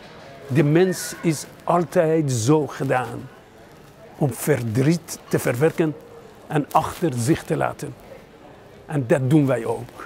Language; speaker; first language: Dutch; non-native, fluent; Persian